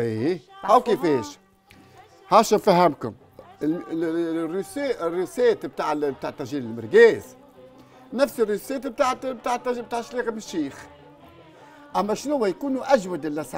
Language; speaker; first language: Arabic; native; Arabic